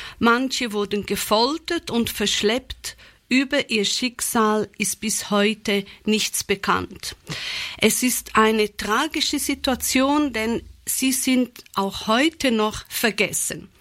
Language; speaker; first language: German; native; German